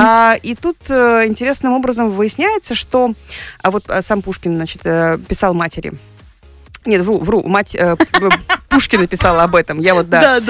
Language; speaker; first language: Russian; native; Russian